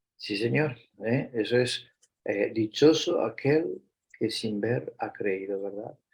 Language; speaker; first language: Spanish; native; Spanish